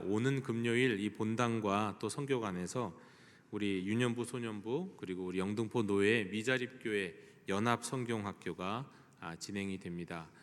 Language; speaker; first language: Korean; native; Korean